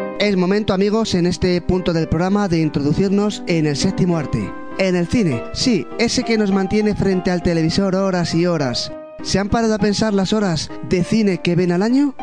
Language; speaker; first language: Spanish; native; Spanish